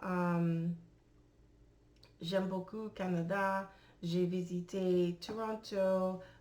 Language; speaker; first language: French; non-native, learner; English